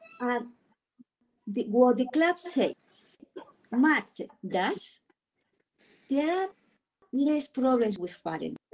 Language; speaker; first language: English; non-native, learner; Spanish